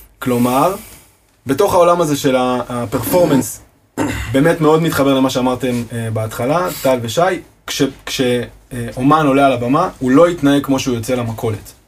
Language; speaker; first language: Hebrew; native; Hebrew